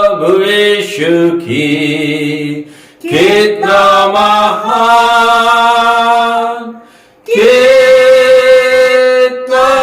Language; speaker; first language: Hindi; native; Hindi